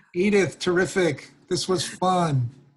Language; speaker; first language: English; native; English